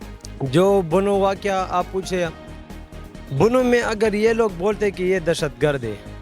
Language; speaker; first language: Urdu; non-native, local second language; Pashto